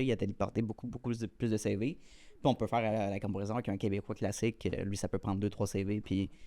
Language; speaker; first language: French; native; French